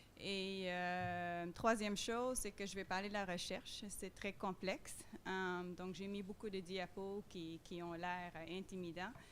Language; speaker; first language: French; non-native, fluent; Dutch